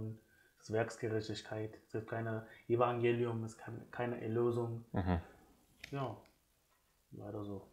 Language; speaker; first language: German; non-native, fluent; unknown